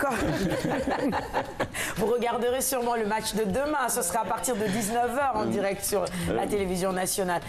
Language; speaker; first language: French; non-native, local second language; Wolof